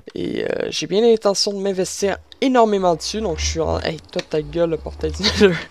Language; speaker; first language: French; native; French